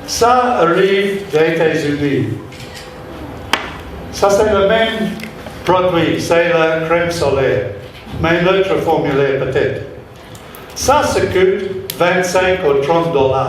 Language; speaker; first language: French; non-native, learner; English